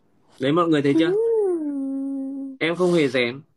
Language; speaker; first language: Vietnamese; native; Vietnamese